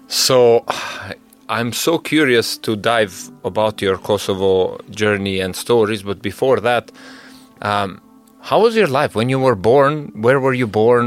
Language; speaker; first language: English; non-native, fluent; Albanian